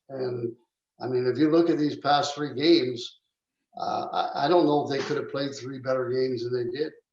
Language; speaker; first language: English; native; English